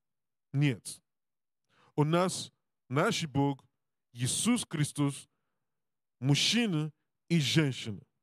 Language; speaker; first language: Russian; non-native, learner; English